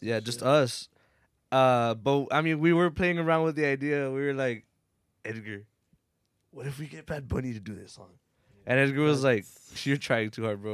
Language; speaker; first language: English; early bilingual, other home language; Spanish